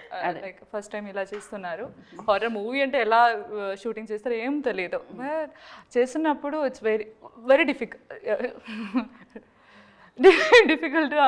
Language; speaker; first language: Telugu; non-native, learner; Malayalam